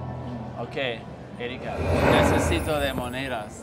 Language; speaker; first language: Spanish; non-native, learner; English